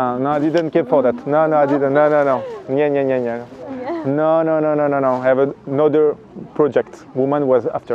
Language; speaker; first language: English; non-native, fluent; French